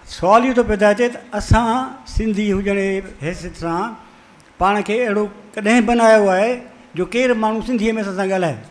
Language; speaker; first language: Sindhi; native; Sindhi